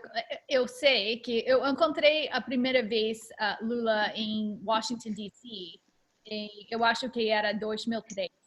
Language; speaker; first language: Portuguese; non-native, learner; English